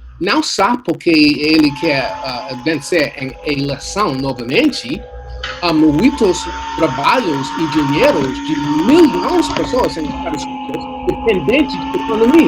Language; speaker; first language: Portuguese; non-native, learner; English